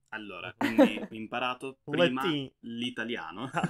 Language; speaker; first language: Spanish; non-native, fluent; English